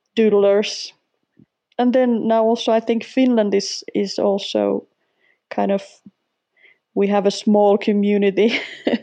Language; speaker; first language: English; non-native, fluent; Finnish